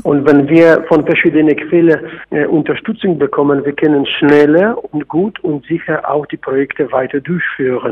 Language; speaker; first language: German; non-native, fluent; Polish